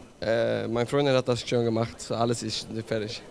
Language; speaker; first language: German; non-native, learner; Swedish